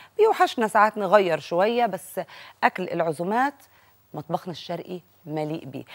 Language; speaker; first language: Arabic; native; Arabic